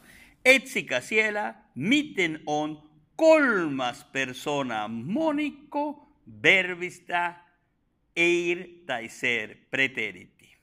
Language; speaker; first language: Finnish; non-native, fluent; Spanish